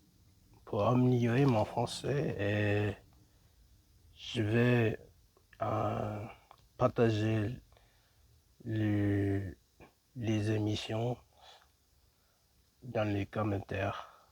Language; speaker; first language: French; non-native, learner; English